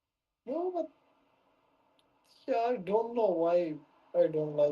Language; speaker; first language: English; non-native, learner; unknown